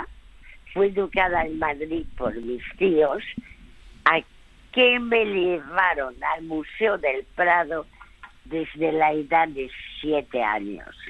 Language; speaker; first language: Spanish; early bilingual, other home language; French